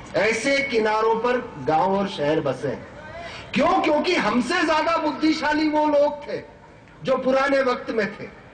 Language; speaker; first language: Hindi; non-native, local second language; Marathi